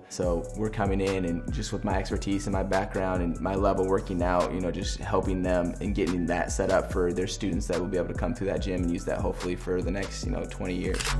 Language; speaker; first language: English; native; English